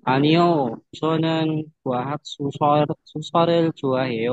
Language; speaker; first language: Korean; non-native, learner; Indonesian